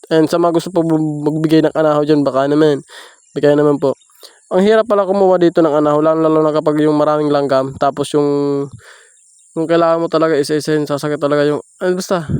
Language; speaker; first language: Filipino; non-native, local second language; Masbatenyo